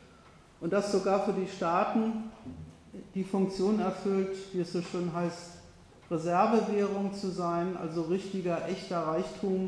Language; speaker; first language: German; native; German